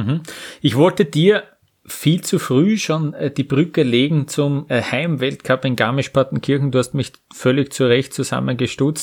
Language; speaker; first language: German; native; German